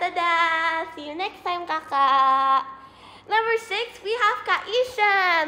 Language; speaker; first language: English; native; English